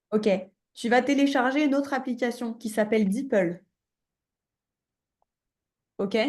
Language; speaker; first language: French; native; French